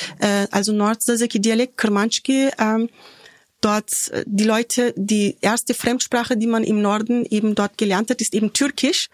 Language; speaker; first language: German; early bilingual, other home language; Turkish